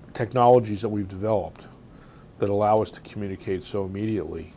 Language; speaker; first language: English; native; English